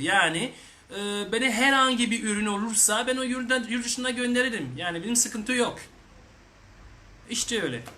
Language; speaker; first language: Turkish; non-native, learner; French